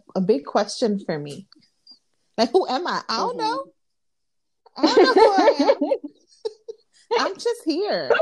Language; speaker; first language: English; early bilingual, other home language; Spanish